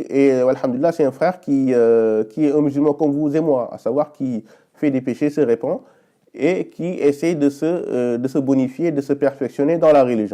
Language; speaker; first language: French; native; French